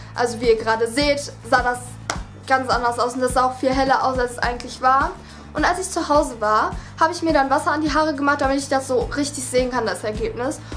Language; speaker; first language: German; early bilingual, other home language; Vietnamese